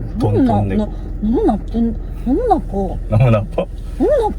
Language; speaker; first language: Korean; non-native, learner; Japanese